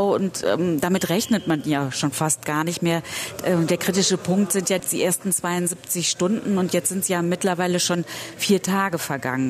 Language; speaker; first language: German; native; German